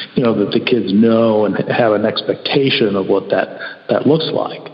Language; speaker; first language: English; early bilingual, other home language; Spanish